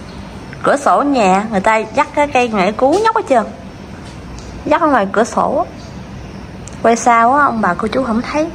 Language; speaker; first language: Vietnamese; native; Vietnamese